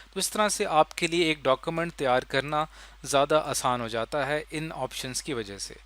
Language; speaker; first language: Urdu; native; Urdu